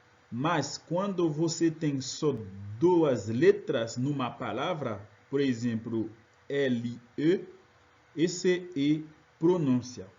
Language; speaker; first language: Portuguese; non-native, fluent; French